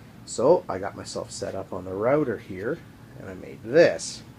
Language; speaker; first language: English; native; English